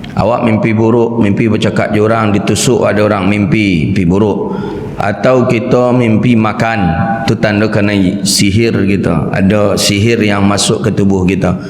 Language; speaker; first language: Malay; non-native, local second language; Minangkabau